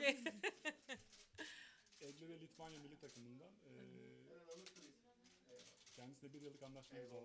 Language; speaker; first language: Turkish; native; Turkish